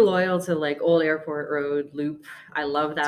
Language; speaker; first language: English; native; English